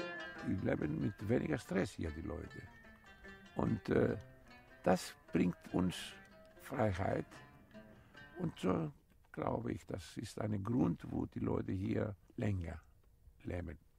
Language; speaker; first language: German; non-native, fluent; Greek